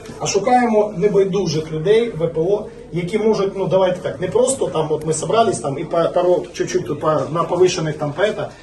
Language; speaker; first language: Ukrainian; non-native, local second language; Russian